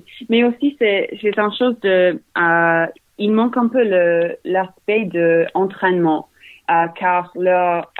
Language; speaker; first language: French; non-native, learner; English